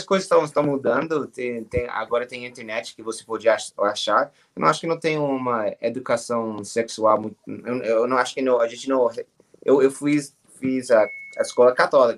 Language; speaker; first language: Portuguese; non-native, learner; English